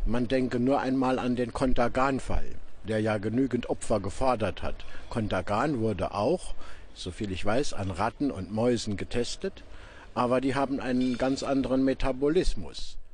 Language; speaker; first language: German; native; German